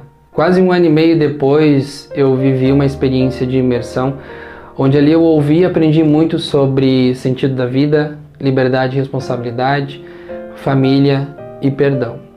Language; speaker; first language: Portuguese; native; Portuguese